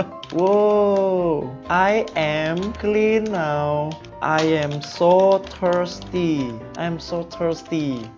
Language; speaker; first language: English; non-native, learner; Indonesian